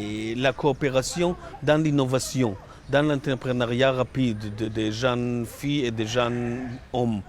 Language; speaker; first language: French; non-native, learner; Hebrew